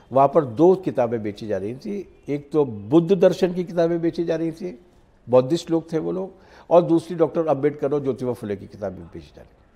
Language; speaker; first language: Hindi; native; Hindi